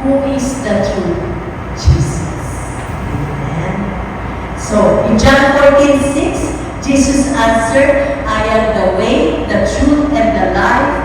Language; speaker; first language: English; non-native, local second language; Filipino